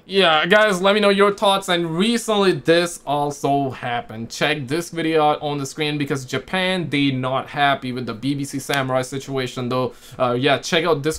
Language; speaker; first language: English; native; English